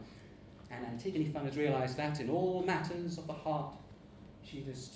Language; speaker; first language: English; native; English